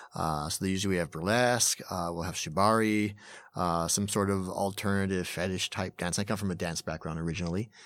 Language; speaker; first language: English; native; English